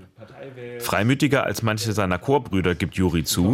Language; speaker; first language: German; native; German